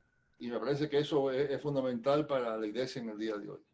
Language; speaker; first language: Spanish; native; Spanish